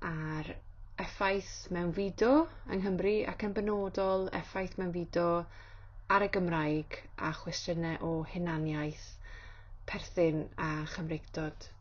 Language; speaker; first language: Welsh; native; Welsh